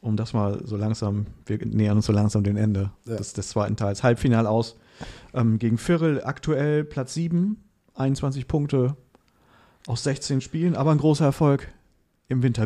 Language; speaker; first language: German; native; German